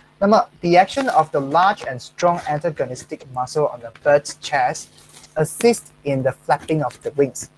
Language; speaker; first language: English; non-native, local second language; Chinese